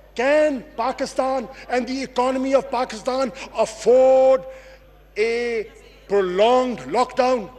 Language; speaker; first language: English; non-native, local second language; Urdu